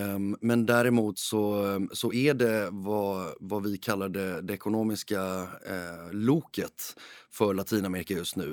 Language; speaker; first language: Swedish; early bilingual, heritage; Swedish